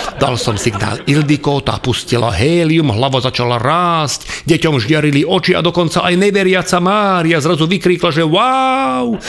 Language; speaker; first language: Slovak; non-native, local second language; Hungarian